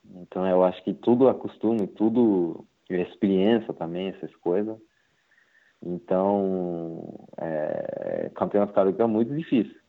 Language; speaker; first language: Portuguese; non-native, learner; Japanese